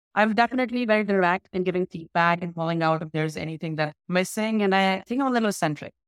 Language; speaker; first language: English; non-native, local second language; Hindi